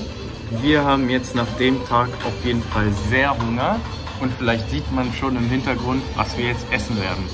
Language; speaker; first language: German; native; German